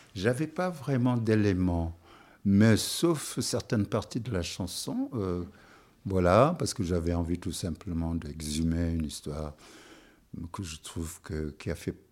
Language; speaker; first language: French; non-native, local second language; Wolof